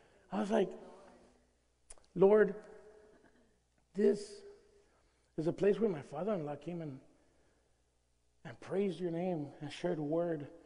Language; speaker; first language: English; early bilingual, other home language; Spanish